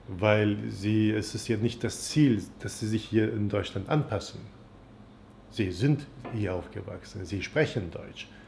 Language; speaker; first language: German; non-native, fluent; Turkish